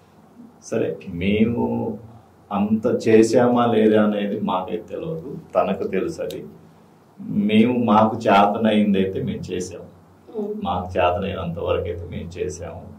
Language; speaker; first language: Telugu; native; Telugu